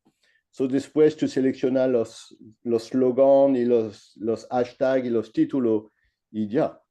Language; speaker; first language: Spanish; non-native, learner; French